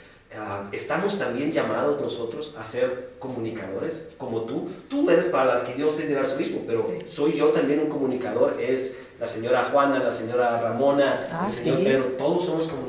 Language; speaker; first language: Spanish; native; Spanish